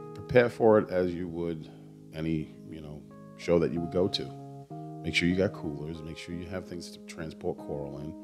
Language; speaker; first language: English; native; English